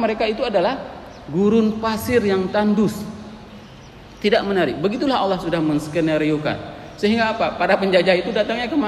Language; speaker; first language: Indonesian; native; Indonesian